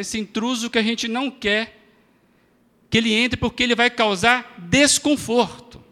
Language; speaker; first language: Portuguese; native; Portuguese